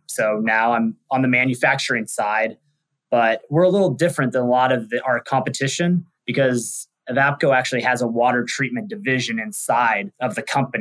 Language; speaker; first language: English; native; English